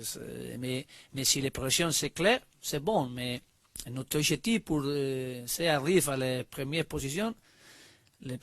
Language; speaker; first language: French; non-native, learner; Spanish